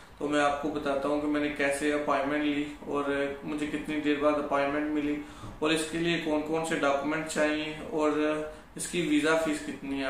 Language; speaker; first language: Urdu; non-native, local second language; Punjabi